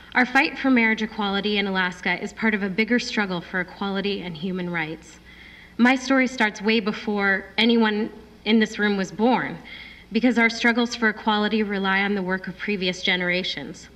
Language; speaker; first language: English; native; English